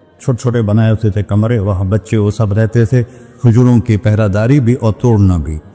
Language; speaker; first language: Urdu; non-native, local second language; Punjabi